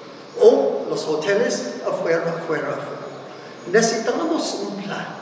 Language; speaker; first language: Spanish; non-native, fluent; English